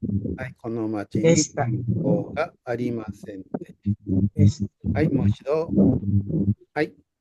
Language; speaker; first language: Japanese; non-native, fluent; Indonesian